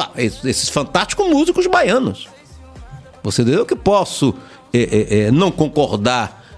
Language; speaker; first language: Portuguese; native; Portuguese